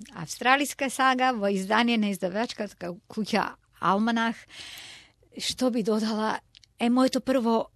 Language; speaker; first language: Macedonian; non-native, local second language; Turkish